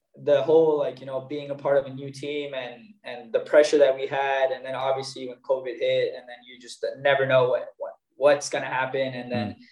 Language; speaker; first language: English; native; English